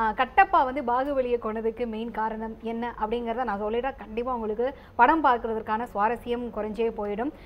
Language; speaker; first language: Tamil; native; Tamil